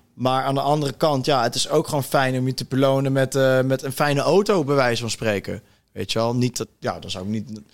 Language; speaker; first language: Dutch; native; Dutch